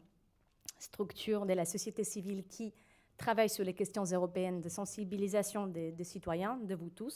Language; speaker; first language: French; non-native, fluent; Polish